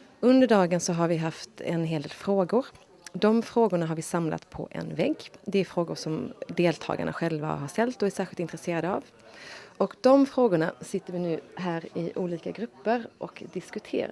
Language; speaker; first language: Swedish; native; Swedish